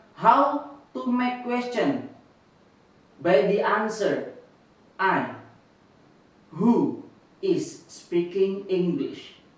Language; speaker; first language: English; non-native, fluent; Indonesian